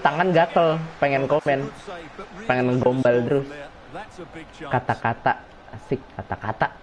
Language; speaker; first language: Indonesian; native; Indonesian